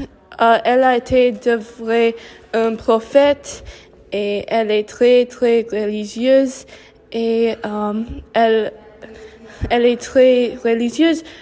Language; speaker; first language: French; non-native, learner; English